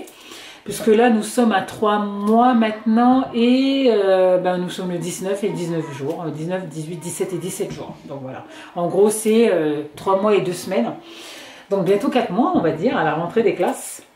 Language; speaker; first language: French; native; French